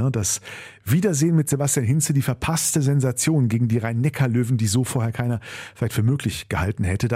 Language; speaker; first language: German; native; German